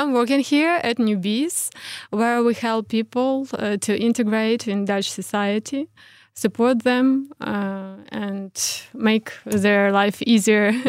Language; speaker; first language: English; non-native, fluent; Ukrainian